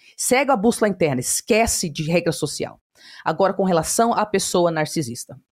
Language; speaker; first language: Portuguese; early bilingual, heritage; Portuguese